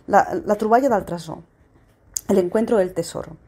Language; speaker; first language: Spanish; non-native, local second language; Catalan